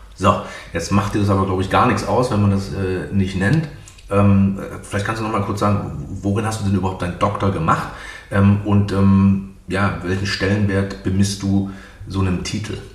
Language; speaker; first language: German; native; German